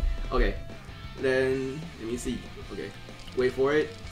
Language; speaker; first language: English; non-native, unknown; Chinese